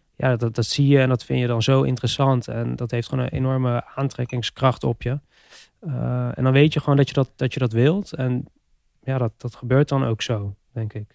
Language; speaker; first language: Dutch; native; Dutch